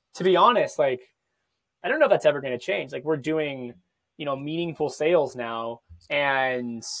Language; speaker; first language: English; native; English